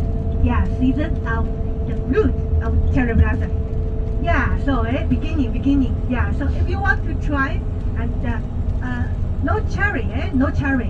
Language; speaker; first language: English; non-native, learner; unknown